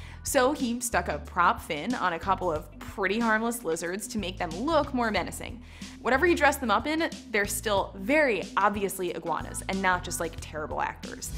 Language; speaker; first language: English; native; English